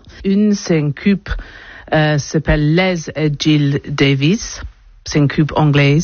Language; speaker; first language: French; non-native, learner; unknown